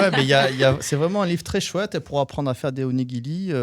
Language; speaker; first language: French; native; French